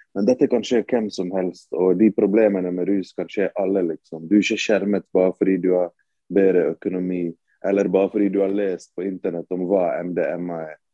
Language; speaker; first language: Norwegian; early bilingual, other home language; Bosnian